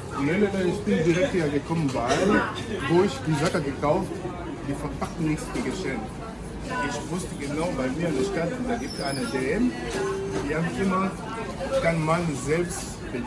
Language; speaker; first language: German; non-native, fluent; Lingala